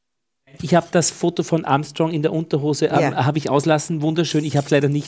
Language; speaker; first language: German; native; German